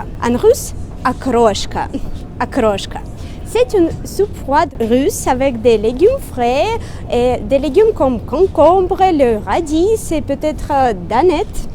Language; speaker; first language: French; non-native, fluent; Russian